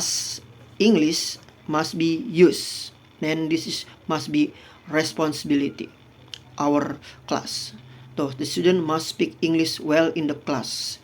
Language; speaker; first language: English; non-native, fluent; Indonesian